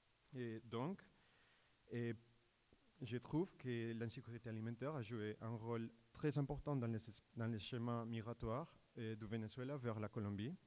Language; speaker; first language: French; non-native, fluent; Spanish